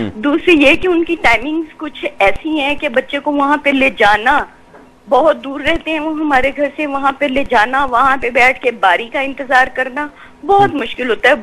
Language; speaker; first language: Urdu; native; Urdu